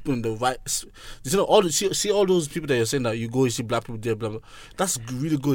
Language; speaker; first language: English; native; English